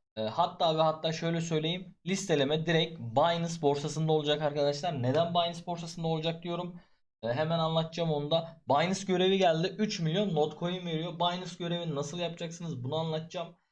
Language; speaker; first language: Turkish; native; Turkish